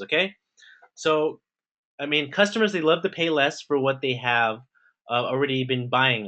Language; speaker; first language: English; native; English